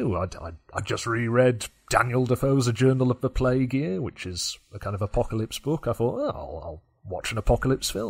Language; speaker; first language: English; native; English